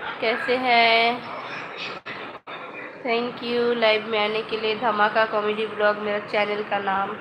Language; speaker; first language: Hindi; non-native, local second language; Bangla